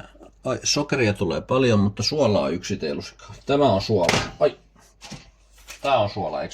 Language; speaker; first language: Finnish; non-native, fluent; Filipino